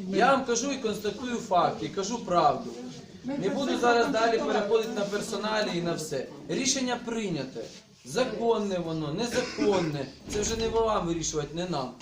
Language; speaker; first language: Ukrainian; native; Ukrainian